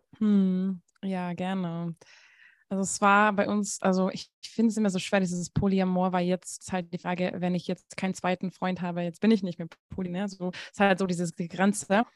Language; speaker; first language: German; non-native, fluent; Hungarian